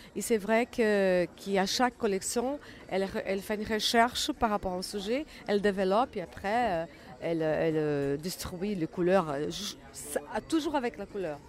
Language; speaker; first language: French; non-native, learner; Portuguese